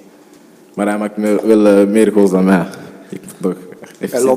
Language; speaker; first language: Dutch; early bilingual, other home language; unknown